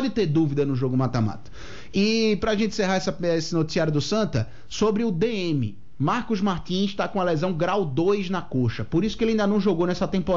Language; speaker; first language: Portuguese; native; Portuguese